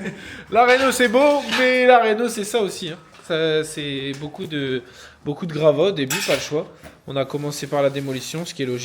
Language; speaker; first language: French; native; French